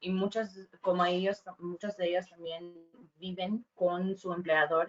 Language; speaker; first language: Spanish; non-native, fluent; English